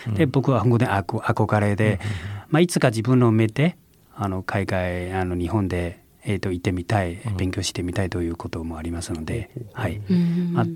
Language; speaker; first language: Japanese; non-native, fluent; Chinese